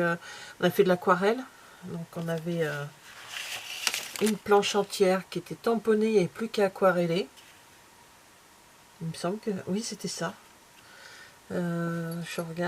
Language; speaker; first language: French; native; French